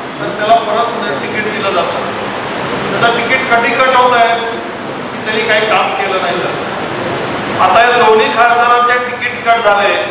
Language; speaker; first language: Marathi; native; Marathi